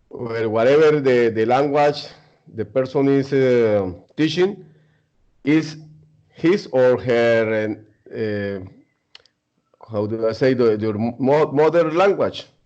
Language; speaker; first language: English; non-native, learner; Spanish